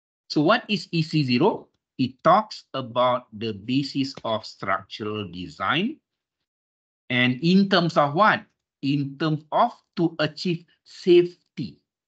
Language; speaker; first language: English; non-native, local second language; Malay